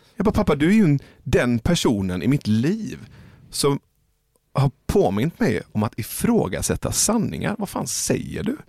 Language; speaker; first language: Swedish; early bilingual, other home language; Persian